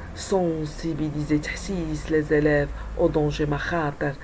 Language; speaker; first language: French; non-native, local second language; Arabic